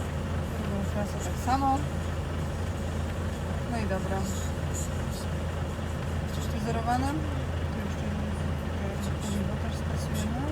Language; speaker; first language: Polish; native; Polish